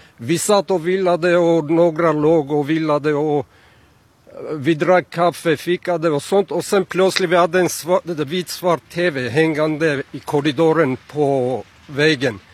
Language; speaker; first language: Swedish; non-native, fluent; Armenian